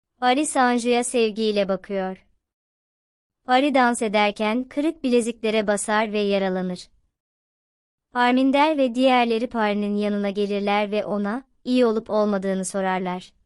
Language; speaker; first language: Turkish; native; Turkish